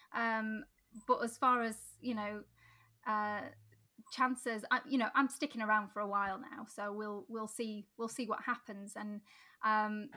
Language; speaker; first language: English; native; English